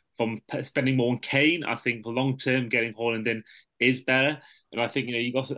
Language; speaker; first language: English; native; English